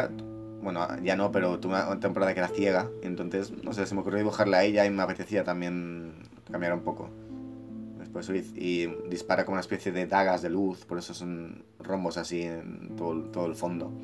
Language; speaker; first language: Spanish; native; Spanish